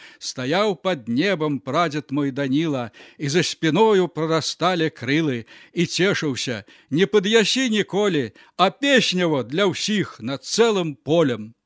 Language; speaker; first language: Belarusian; native; Belarusian